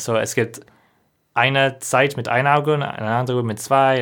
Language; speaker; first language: German; non-native, learner; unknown